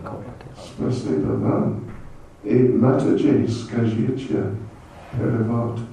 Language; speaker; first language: Russian; non-native, learner; English